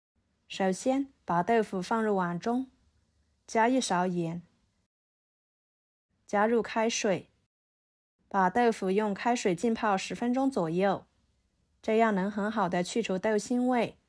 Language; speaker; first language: Chinese; native; Chinese